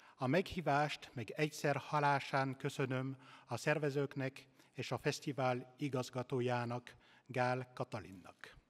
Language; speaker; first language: Hungarian; non-native, learner; French